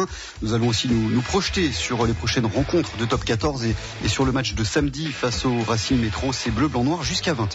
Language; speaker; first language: French; native; French